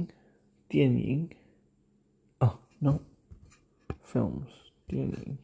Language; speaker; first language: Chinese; non-native, learner; English